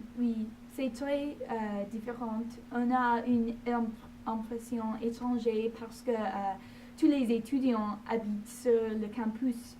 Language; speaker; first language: French; non-native, learner; English